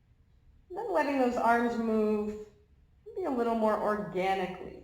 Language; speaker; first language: English; native; English